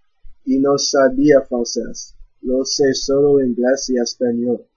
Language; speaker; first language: Spanish; non-native, learner; English